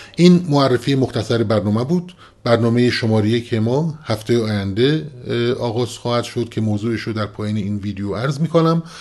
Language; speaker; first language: Persian; non-native, local second language; Kurdish